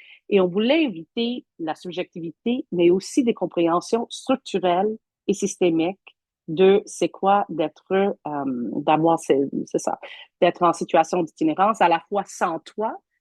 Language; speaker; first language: French; native; French